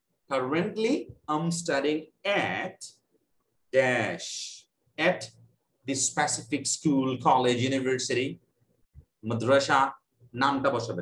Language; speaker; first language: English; non-native, fluent; Bangla